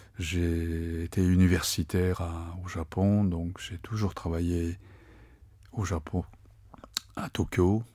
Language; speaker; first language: French; non-native, fluent; Japanese